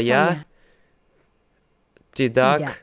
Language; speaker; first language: Indonesian; non-native, learner; Russian